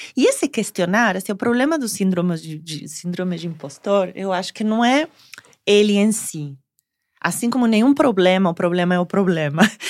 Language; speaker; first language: Portuguese; non-native, fluent; Spanish